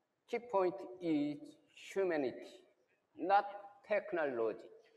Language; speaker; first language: English; non-native, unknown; Korean